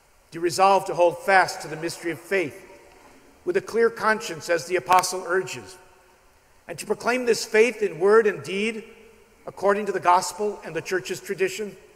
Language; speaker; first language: English; native; English